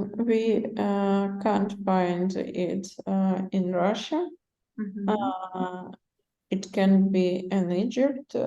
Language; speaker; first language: English; non-native, learner; Russian